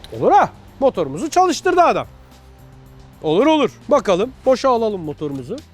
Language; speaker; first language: Turkish; native; Turkish